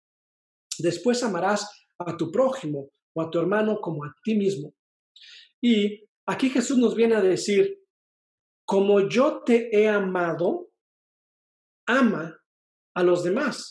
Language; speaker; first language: Spanish; native; Spanish